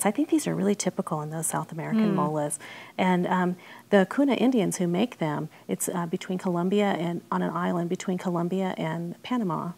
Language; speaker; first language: English; native; English